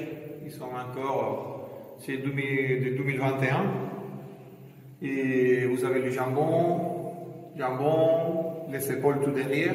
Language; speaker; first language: French; non-native, fluent; Spanish